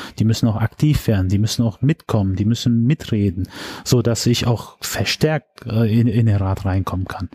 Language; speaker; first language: German; early bilingual, other home language; Turkish